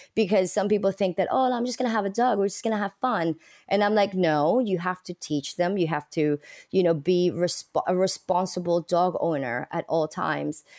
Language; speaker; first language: English; early bilingual, other home language; Spanish